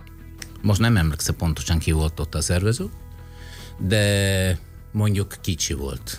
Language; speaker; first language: Hungarian; non-native, fluent; Italian